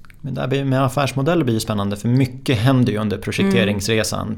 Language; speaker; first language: Swedish; native; Swedish